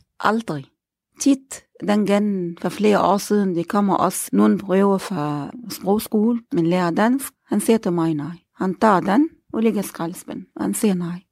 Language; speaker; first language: Danish; non-native, learner; Arabic